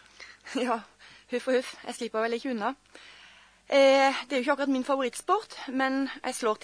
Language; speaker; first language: Norwegian; native; Norwegian